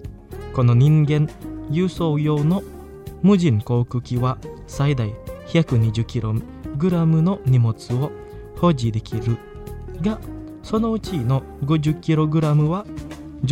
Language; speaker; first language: Japanese; non-native, fluent; Indonesian